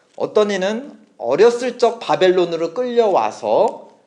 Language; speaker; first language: Korean; native; Korean